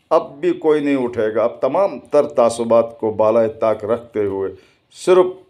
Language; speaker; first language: Urdu; native; Urdu